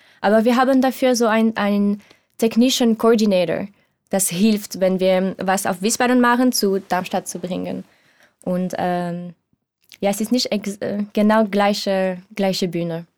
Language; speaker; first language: German; non-native, learner; French